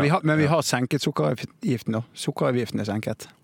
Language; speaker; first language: Norwegian; native; Norwegian